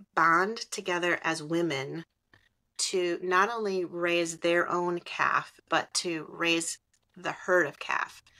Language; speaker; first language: English; native; English